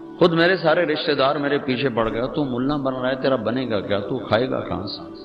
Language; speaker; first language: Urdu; non-native, local second language; Punjabi